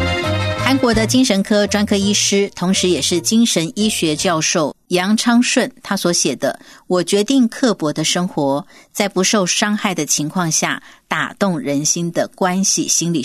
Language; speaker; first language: Chinese; native; Chinese